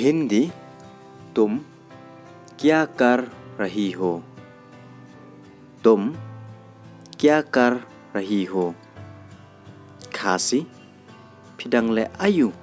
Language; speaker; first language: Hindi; non-native, learner; Khasi